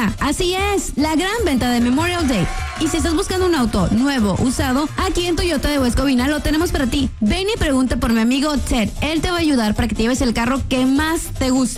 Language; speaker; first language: Spanish; native; Spanish